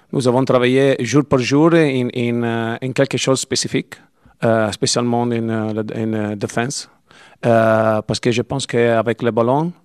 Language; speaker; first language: French; non-native, learner; Italian